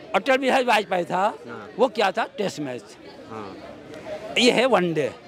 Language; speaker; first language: Hindi; non-native, local second language; Gujarati